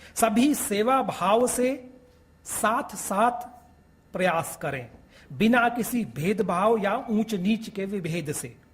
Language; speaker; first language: Hindi; native; Hindi